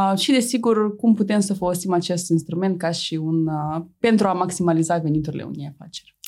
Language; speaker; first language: Romanian; non-native, local second language; Russian